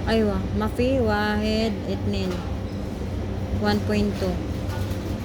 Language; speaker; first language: Arabic; non-native, learner; Filipino